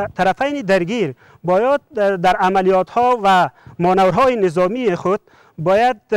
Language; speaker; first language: Persian; native; Persian